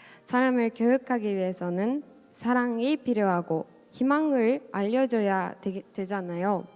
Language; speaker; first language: Korean; non-native, fluent; Japanese